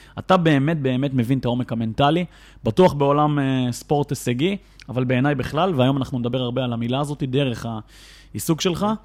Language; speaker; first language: Hebrew; native; Hebrew